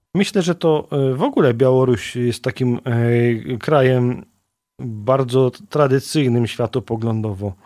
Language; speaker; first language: Polish; native; Polish